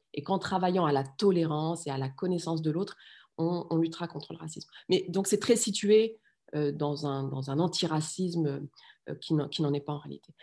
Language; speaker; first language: French; early bilingual, other home language; Riffian